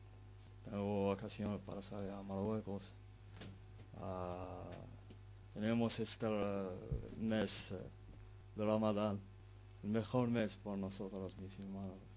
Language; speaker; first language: Spanish; non-native, learner; Arabic